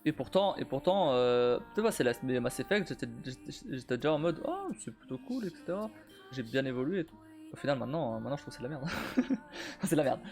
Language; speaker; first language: French; native; French